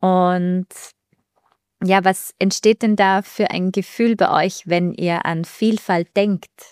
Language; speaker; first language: German; native; German